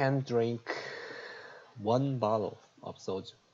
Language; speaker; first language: English; non-native, learner; Korean